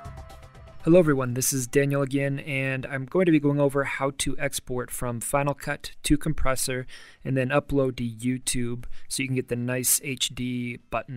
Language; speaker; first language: English; native; English